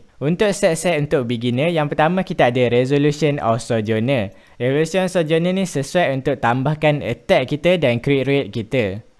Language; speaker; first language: Malay; native; Malay